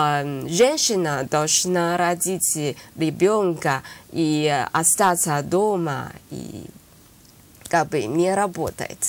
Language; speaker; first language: Russian; non-native, learner; Chinese